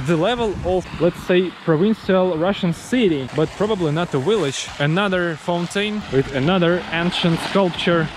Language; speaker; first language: English; non-native, fluent; Russian